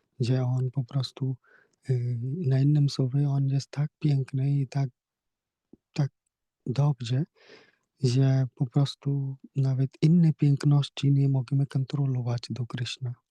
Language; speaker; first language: Polish; non-native, learner; Hindi